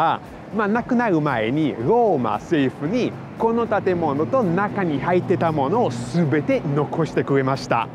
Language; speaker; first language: Japanese; non-native, fluent; Italian